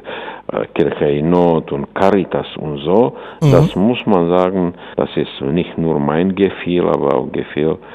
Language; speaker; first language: German; non-native, fluent; Czech